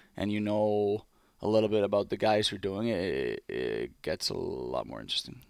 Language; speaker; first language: English; non-native, fluent; Finnish